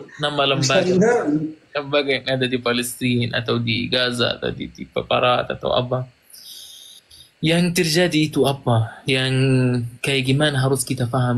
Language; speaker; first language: Indonesian; non-native, fluent; Arabic